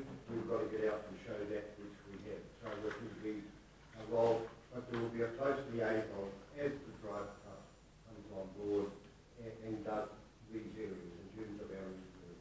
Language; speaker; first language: English; native; English